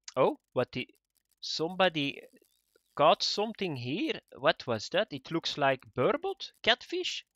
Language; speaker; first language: English; non-native, fluent; Dutch